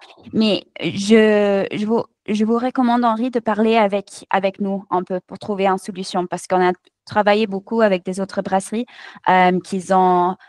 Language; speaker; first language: French; non-native, fluent; English